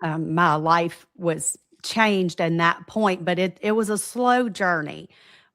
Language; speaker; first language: English; native; English